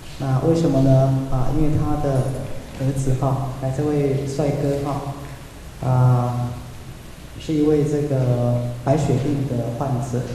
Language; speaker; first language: Chinese; native; Chinese